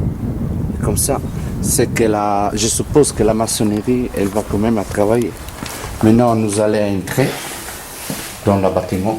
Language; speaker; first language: French; non-native, learner; Italian